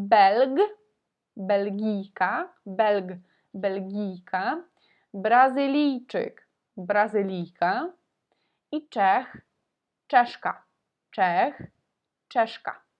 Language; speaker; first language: Polish; non-native, fluent; Russian